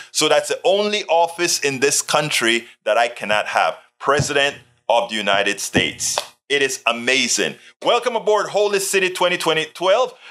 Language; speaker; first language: English; native; English